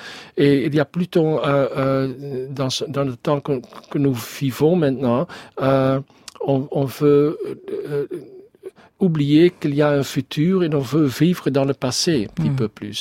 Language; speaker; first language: French; non-native, learner; Dutch